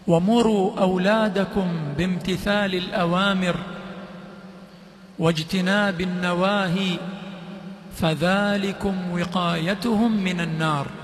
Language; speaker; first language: Arabic; non-native, fluent; Swahili